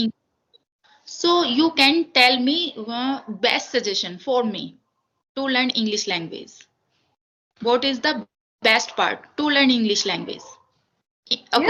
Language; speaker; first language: English; non-native, learner; Hindi